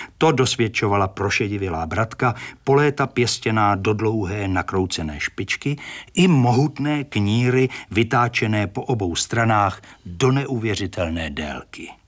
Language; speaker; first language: Czech; native; Czech